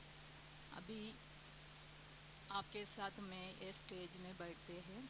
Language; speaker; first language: Hindi; non-native, local second language; Malayalam